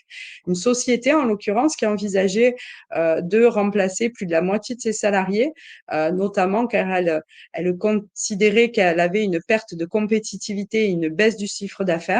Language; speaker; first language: French; native; French